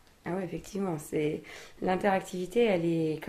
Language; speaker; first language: French; native; French